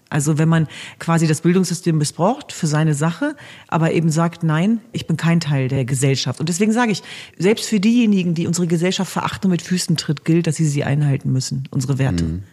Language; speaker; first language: German; early bilingual, other home language; Kurdish